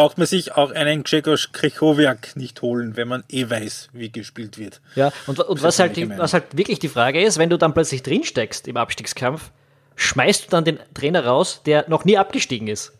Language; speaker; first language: German; native; German